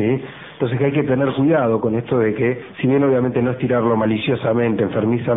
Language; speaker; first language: Spanish; native; Spanish